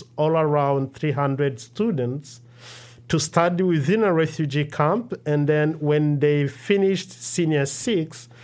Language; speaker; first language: English; non-native, local second language; Kinyarwanda